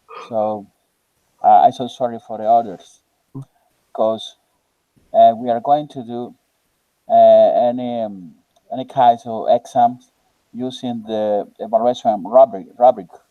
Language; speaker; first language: English; non-native, learner; Spanish